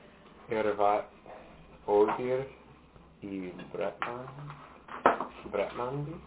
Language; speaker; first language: Icelandic; non-native, learner; English